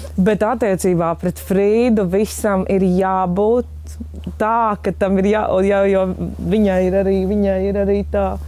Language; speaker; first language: Latvian; native; Latvian